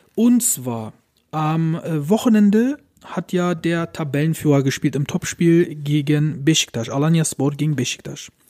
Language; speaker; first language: German; early bilingual, other home language; Turkish